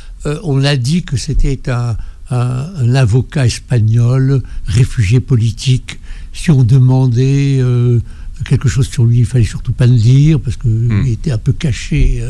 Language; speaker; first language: French; native; French